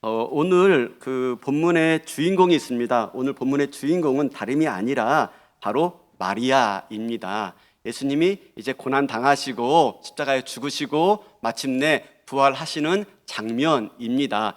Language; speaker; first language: Korean; native; Korean